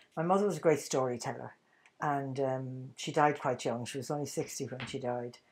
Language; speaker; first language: English; native; English